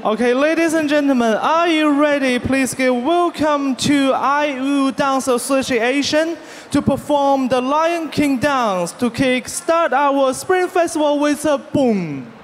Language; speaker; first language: English; non-native, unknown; Chinese